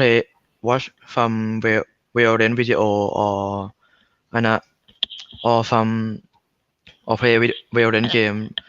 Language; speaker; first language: English; non-native, learner; Thai